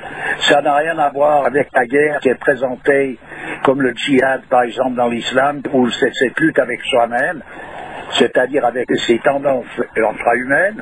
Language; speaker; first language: French; native; French